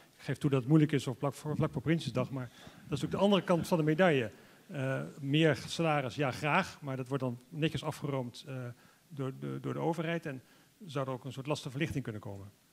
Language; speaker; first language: Dutch; native; Dutch